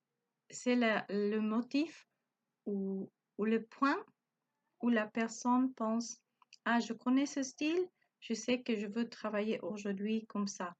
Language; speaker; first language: French; non-native, learner; Spanish